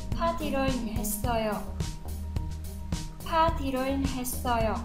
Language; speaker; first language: Korean; non-native, fluent; Vietnamese